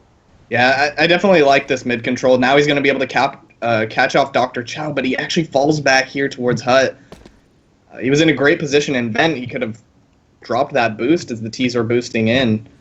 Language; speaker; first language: English; native; English